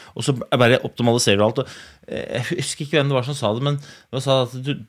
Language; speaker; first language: Norwegian; native; Norwegian